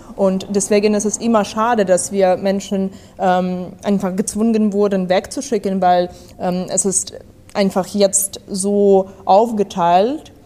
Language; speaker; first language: German; non-native, fluent; Ukrainian